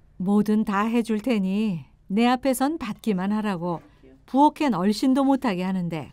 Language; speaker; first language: Korean; native; Korean